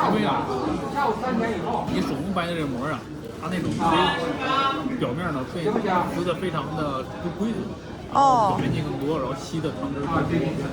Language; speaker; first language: Chinese; native; Chinese